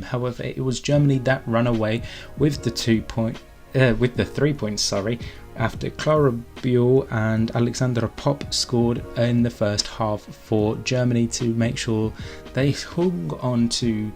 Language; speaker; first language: English; native; English